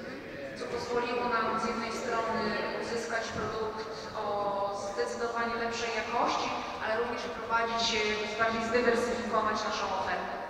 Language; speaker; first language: Polish; native; Polish